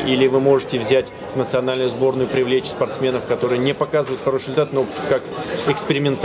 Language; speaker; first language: Russian; native; Russian